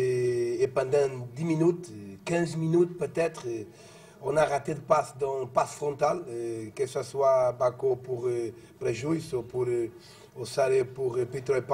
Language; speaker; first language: French; non-native, fluent; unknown